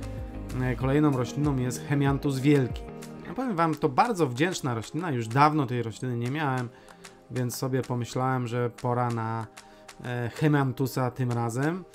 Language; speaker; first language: Polish; native; Polish